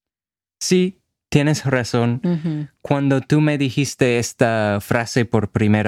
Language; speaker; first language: Spanish; non-native, fluent; English